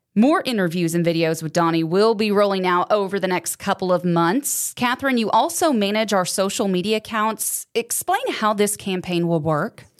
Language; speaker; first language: English; native; English